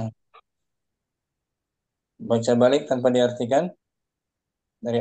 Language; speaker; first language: Indonesian; native; Indonesian